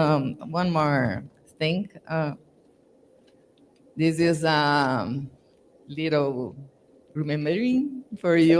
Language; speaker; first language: English; non-native, learner; Portuguese